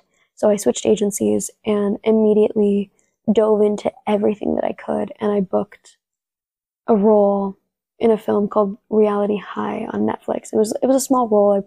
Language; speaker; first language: English; early bilingual, other home language; Spanish